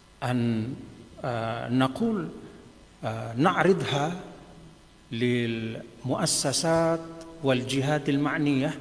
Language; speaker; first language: Arabic; non-native, fluent; Sasak